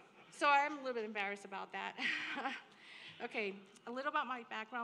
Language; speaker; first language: English; early bilingual, other home language; Spanish